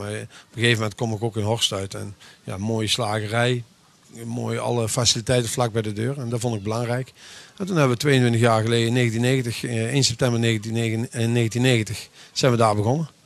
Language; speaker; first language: Dutch; native; Dutch